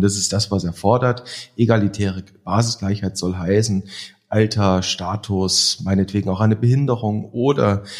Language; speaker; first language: German; native; German